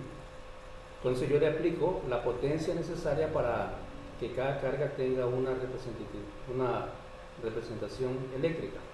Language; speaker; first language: Spanish; native; Spanish